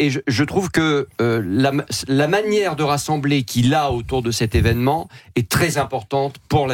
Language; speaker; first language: French; native; French